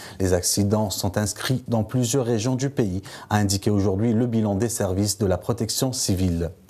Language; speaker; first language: French; non-native, local second language; Arabic